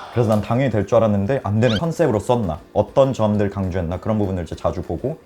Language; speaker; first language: Korean; early bilingual, heritage; Korean